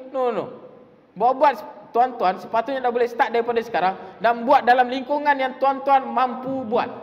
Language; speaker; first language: Malay; non-native, local second language; Tamil